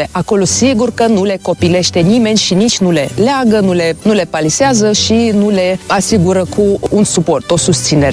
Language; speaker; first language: Romanian; native; Romanian